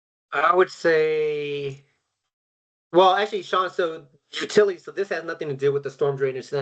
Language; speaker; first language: English; native; English